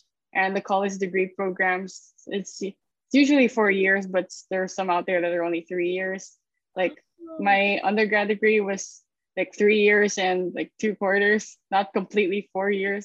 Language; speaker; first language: English; non-native, local second language; Filipino